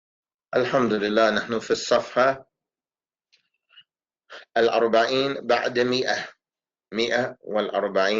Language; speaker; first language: Arabic; non-native, fluent; English